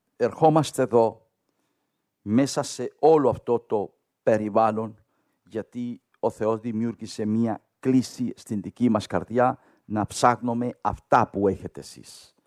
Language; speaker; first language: Greek; non-native, learner; Spanish